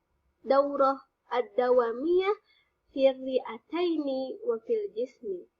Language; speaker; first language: Arabic; non-native, fluent; Indonesian